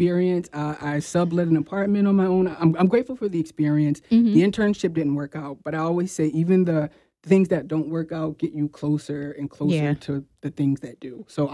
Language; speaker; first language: English; native; English